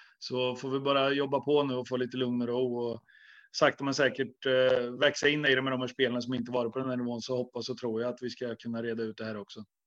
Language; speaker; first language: Swedish; native; Swedish